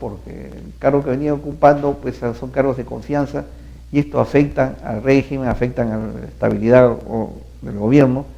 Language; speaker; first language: Spanish; native; Spanish